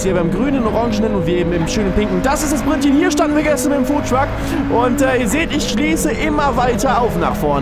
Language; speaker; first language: German; native; German